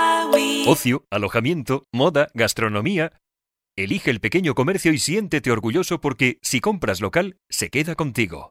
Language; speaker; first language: Spanish; native; Spanish